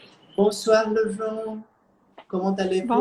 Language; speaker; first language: French; non-native, learner; Portuguese